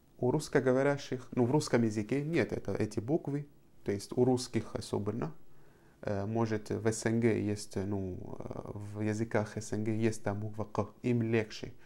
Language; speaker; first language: Russian; non-native, fluent; Arabic